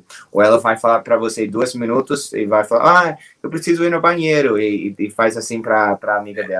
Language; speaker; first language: Portuguese; non-native, fluent; English